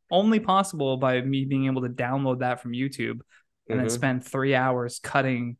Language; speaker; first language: English; native; English